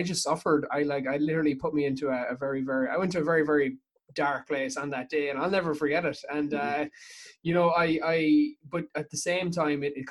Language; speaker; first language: English; native; English